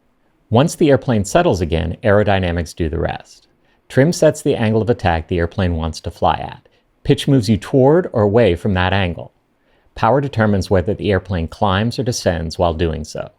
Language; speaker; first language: English; native; English